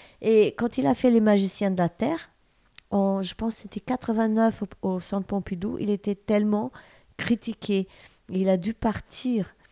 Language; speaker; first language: French; non-native, fluent; Portuguese